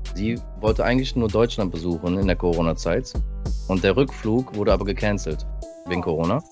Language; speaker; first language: German; early bilingual, other home language; English